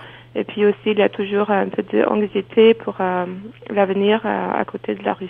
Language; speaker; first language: French; non-native, fluent; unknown